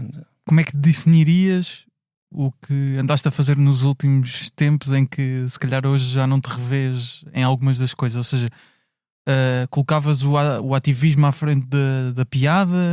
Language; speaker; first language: Portuguese; native; Portuguese